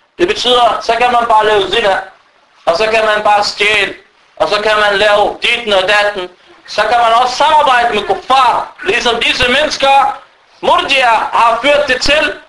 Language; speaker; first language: Danish; non-native, fluent; Arabic